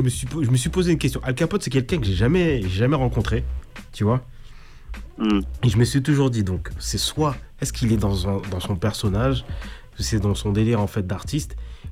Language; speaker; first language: French; native; French